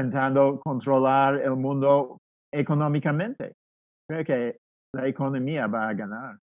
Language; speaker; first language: Spanish; non-native, fluent; English